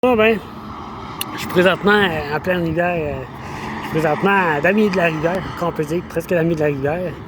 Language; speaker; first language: French; native; French